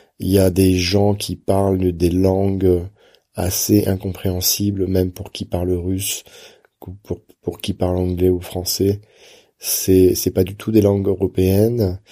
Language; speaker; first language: French; native; French